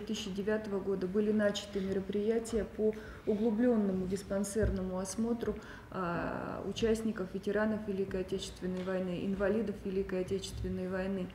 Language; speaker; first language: Russian; native; Russian